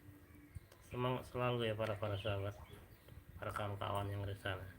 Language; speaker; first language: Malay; non-native, local second language; Minangkabau